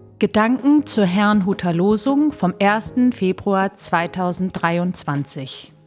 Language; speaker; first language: German; native; German